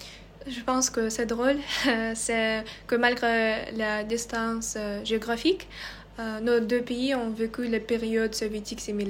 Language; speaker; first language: French; non-native, learner; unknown